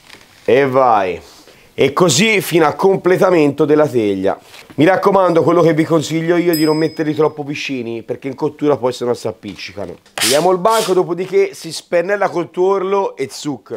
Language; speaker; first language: Italian; native; Italian